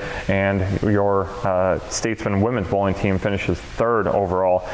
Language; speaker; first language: English; native; English